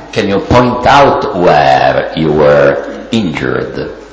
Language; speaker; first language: English; non-native, fluent; Italian